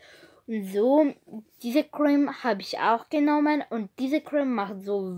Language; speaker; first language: German; non-native, learner; Bulgarian